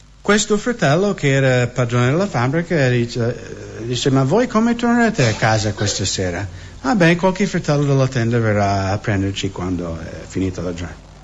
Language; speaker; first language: Italian; non-native, fluent; English